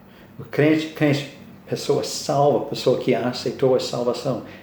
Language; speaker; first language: Portuguese; non-native, learner; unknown